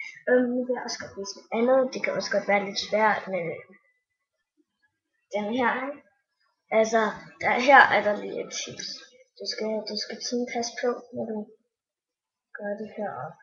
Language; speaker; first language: Danish; native; Danish